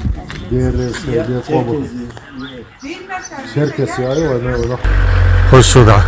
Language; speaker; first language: Turkish; non-native, learner; Chechen